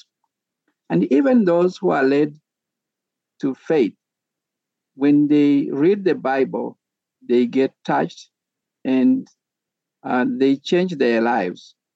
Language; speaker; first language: English; non-native, local second language; Kalenjin